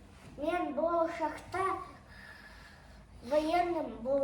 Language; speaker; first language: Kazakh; non-native, local second language; Russian